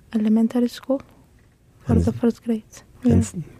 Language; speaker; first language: English; non-native, learner; Greek